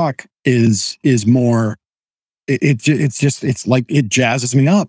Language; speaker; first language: English; native; English